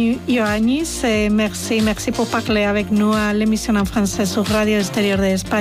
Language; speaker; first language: French; non-native, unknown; Spanish